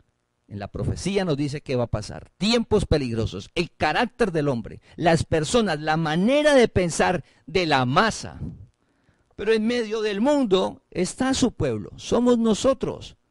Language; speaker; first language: Spanish; native; Spanish